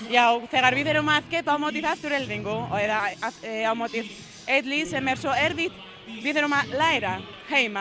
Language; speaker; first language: Icelandic; non-native, learner; Spanish